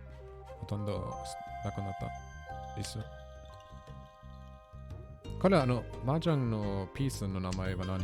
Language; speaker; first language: Japanese; non-native, learner; German